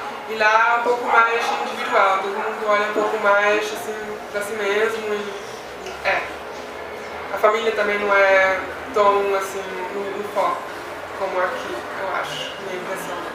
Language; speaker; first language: Portuguese; non-native, fluent; Swiss German